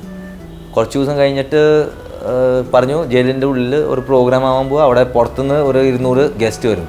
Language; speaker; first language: Malayalam; early bilingual, heritage; Malayalam